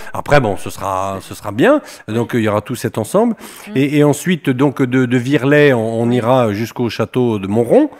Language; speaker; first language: French; native; French